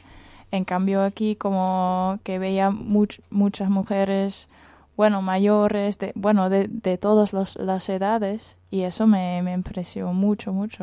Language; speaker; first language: Spanish; non-native, fluent; German